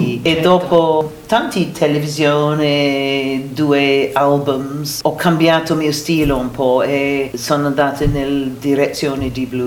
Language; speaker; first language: Italian; non-native, learner; English